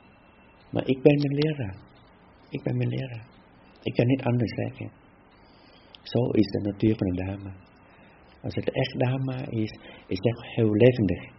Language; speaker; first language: Dutch; non-native, fluent; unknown